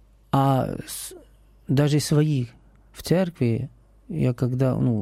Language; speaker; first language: Russian; non-native, learner; Arabic